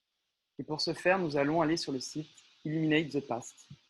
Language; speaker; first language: French; native; French